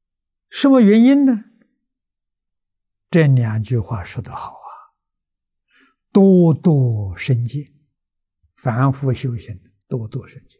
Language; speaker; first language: Chinese; native; Chinese